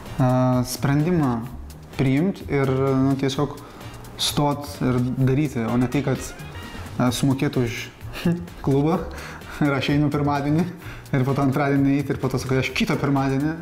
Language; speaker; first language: Lithuanian; non-native, fluent; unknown